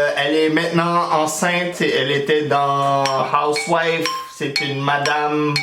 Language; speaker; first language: French; native; French